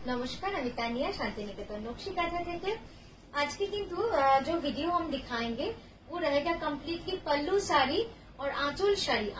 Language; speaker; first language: Hindi; non-native, local second language; Bangla